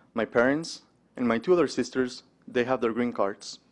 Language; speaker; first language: English; early bilingual, other home language; Spanish